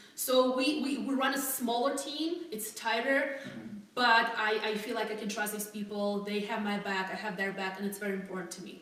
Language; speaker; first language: English; non-native, fluent; Russian